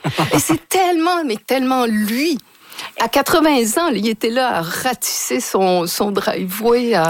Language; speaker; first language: French; native; French